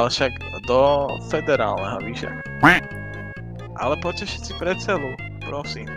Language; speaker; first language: Slovak; native; Slovak